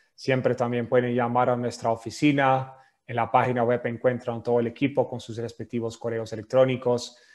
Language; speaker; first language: Spanish; non-native, fluent; Dutch